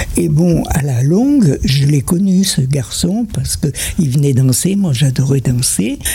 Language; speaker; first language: French; native; French